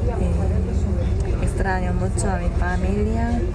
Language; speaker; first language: Spanish; non-native, learner; Korean